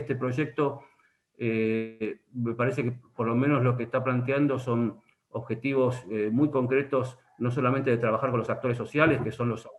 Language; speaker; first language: Spanish; native; Spanish